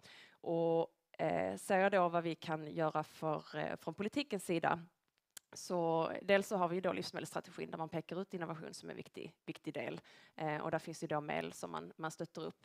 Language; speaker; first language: Swedish; native; Swedish